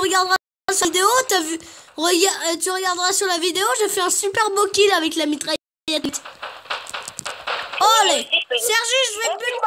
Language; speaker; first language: French; native; French